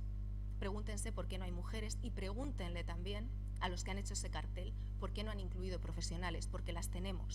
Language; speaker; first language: Spanish; native; Spanish